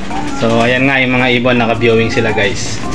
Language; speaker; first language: Filipino; native; Filipino